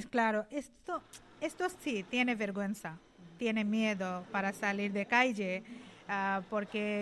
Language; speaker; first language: Spanish; non-native, learner; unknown